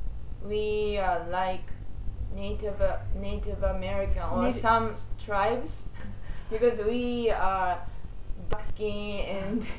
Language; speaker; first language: English; non-native, learner; Japanese